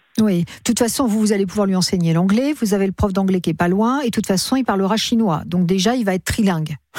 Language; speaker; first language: French; native; French